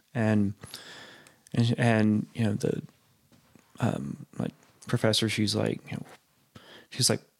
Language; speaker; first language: English; native; English